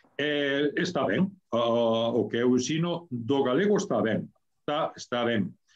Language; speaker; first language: Galician; native; Galician